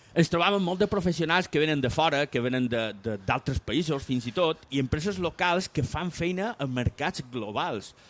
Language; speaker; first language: Catalan; non-native, local second language; Spanish